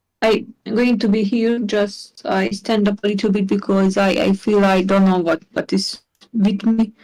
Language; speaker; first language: English; non-native, learner; Hungarian